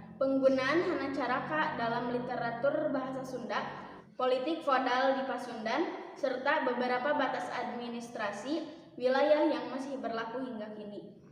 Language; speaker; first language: Indonesian; native; Indonesian